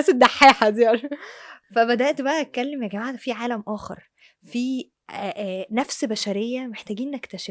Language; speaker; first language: Arabic; native; Arabic